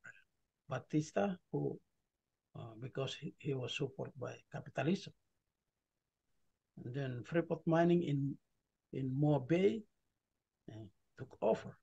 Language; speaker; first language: English; non-native, learner; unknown